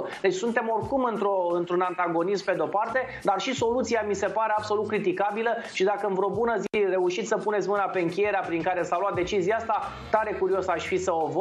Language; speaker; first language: Romanian; native; Romanian